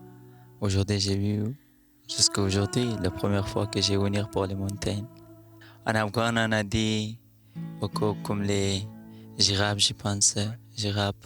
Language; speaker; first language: French; non-native, learner; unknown